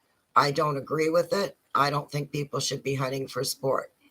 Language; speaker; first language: English; native; English